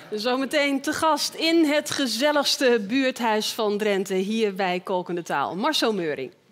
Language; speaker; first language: Dutch; native; Dutch